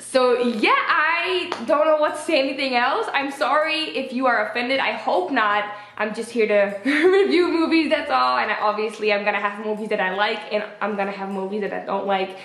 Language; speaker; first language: English; native; English